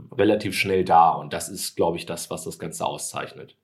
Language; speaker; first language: German; native; German